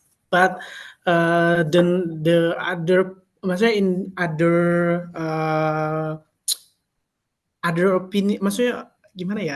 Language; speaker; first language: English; non-native, learner; Indonesian